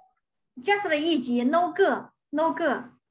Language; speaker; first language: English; non-native, fluent; Chinese